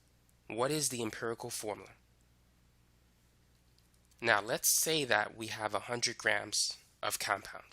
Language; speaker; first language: English; native; English